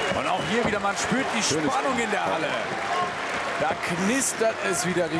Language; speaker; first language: German; native; German